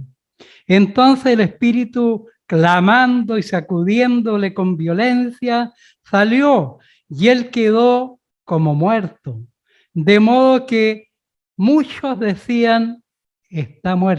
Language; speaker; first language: Spanish; native; Spanish